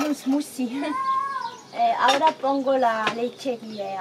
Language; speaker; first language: Spanish; non-native, learner; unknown